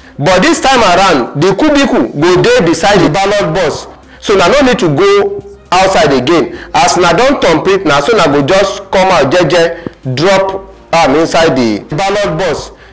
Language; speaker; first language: Nigerian Pidgin; non-native, local second language; Yoruba